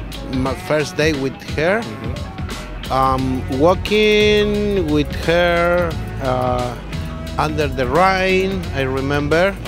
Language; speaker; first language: English; non-native, learner; Spanish